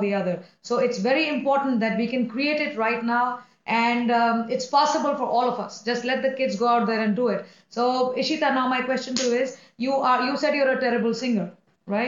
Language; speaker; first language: English; non-native, local second language; Hindi